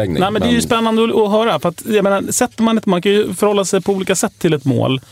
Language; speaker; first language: Swedish; native; Swedish